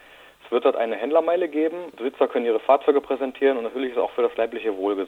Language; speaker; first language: German; native; German